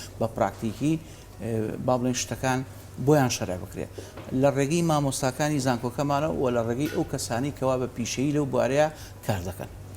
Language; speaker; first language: Central Kurdish; native; Central Kurdish